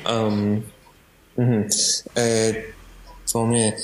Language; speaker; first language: Japanese; non-native, learner; English